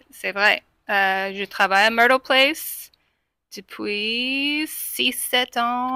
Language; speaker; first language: French; non-native, fluent; English